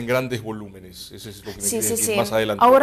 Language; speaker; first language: Spanish; native; Spanish